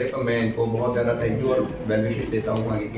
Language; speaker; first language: Hindi; native; Hindi